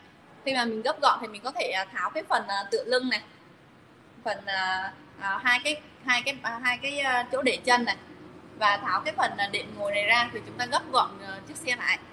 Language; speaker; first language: Vietnamese; native; Vietnamese